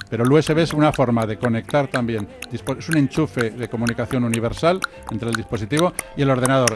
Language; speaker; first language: Spanish; native; Spanish